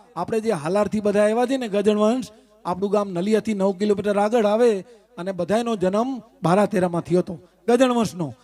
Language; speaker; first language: Gujarati; non-native, local second language; Kachhi